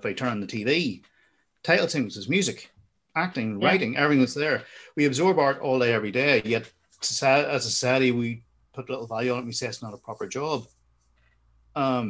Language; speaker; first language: English; native; English